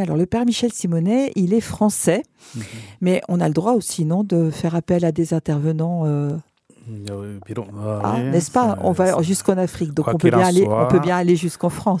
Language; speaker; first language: French; native; French